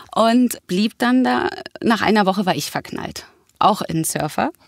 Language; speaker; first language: German; native; German